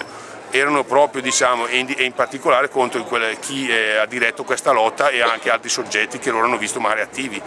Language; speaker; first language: Italian; native; Italian